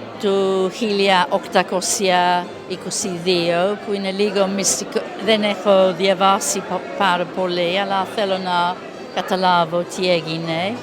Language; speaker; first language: Greek; non-native, learner; English